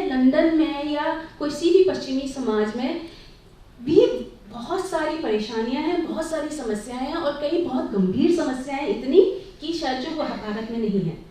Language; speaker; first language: Hindi; native; Hindi